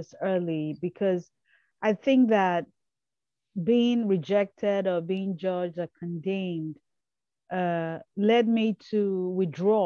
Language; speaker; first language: English; non-native, local second language; Igbo